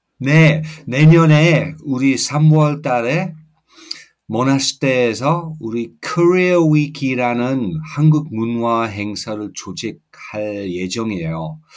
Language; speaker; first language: Korean; non-native, fluent; English